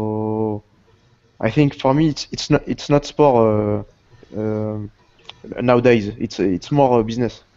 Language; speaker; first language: English; non-native, learner; Portuguese